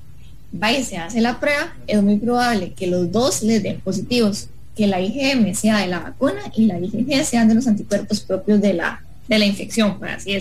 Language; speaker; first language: Spanish; native; Spanish